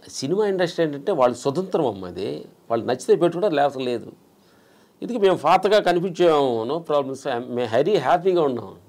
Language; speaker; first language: Telugu; native; Telugu